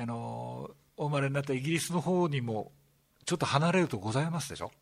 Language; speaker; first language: Japanese; native; Japanese